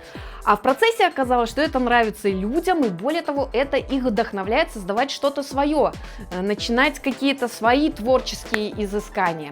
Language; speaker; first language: Russian; native; Russian